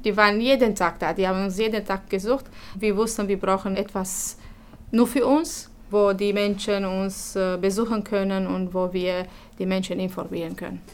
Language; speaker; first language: German; non-native, fluent; Romanian